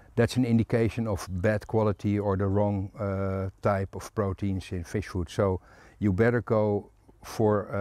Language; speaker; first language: English; non-native, fluent; Dutch